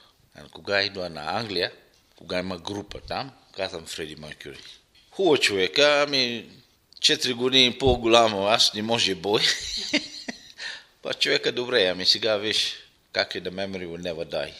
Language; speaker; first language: Bulgarian; non-native, local second language; Arabic